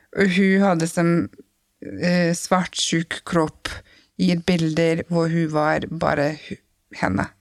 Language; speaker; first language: Norwegian; non-native, fluent; English